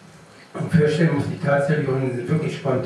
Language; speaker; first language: German; native; German